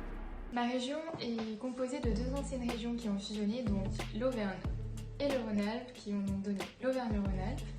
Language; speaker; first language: French; native; French